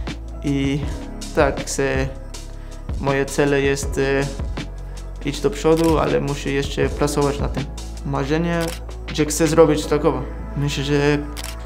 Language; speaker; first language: Polish; non-native, learner; English